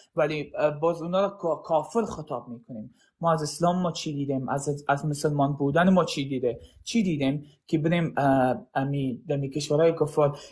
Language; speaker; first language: Persian; early bilingual, heritage; Arabic